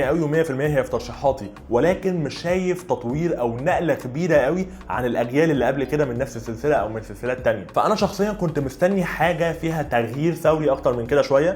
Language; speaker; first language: Arabic; native; Arabic